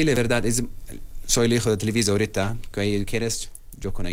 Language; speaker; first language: Spanish; non-native, learner; Arabic